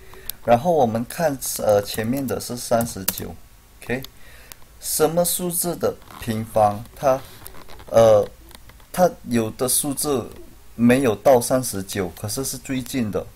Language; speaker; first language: Chinese; non-native, fluent; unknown